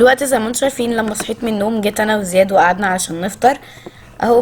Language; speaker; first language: Arabic; native; Arabic